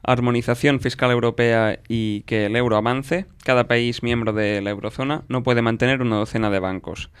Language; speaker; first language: Spanish; non-native, local second language; Catalan